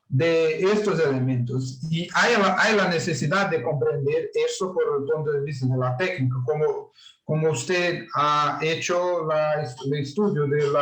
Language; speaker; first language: Spanish; non-native, learner; Portuguese